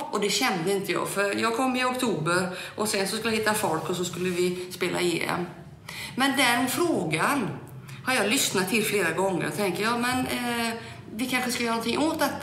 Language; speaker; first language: Swedish; native; Swedish